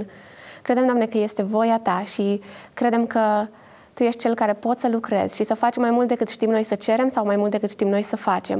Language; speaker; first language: Romanian; native; Romanian